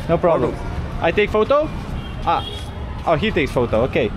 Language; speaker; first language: English; non-native, learner; Lithuanian